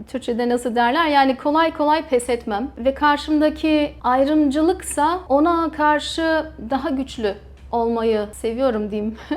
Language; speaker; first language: Turkish; early bilingual, heritage; Turkish